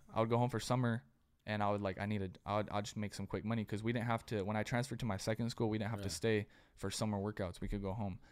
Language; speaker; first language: English; native; English